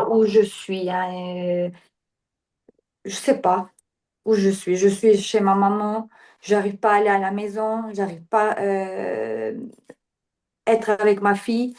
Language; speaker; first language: French; non-native, learner; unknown